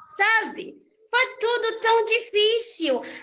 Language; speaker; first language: Portuguese; non-native, learner; Haitian Creole